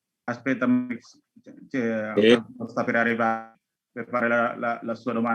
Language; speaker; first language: Italian; non-native, learner; Indonesian